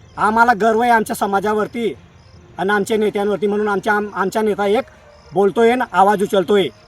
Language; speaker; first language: Marathi; non-native, local second language; Bhili